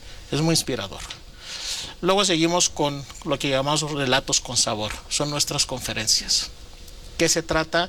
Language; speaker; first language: Spanish; non-native, fluent; Greek